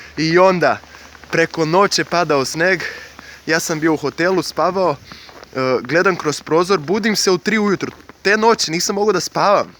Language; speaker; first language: Bosnian; non-native, fluent; Portuguese